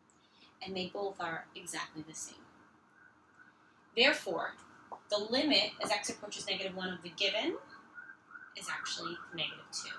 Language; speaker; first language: English; native; English